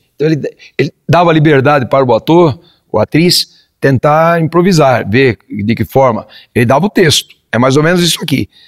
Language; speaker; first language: Portuguese; native; Portuguese